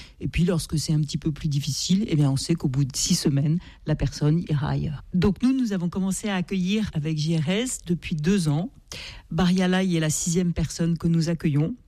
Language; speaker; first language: French; native; French